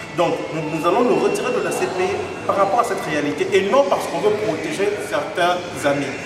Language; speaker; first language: French; non-native, local second language; Lingala